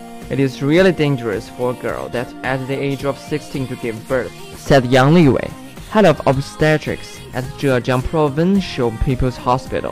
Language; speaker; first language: English; non-native, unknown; Chinese